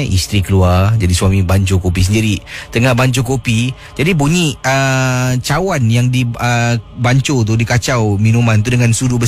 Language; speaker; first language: Malay; native; Malay